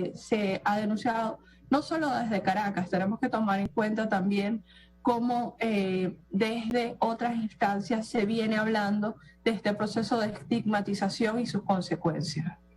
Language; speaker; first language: Spanish; native; Spanish